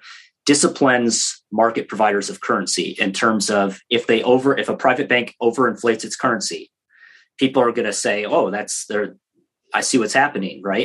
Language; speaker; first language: English; native; English